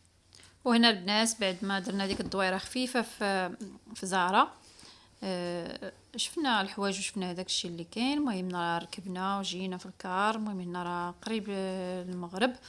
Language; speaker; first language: Arabic; native; Arabic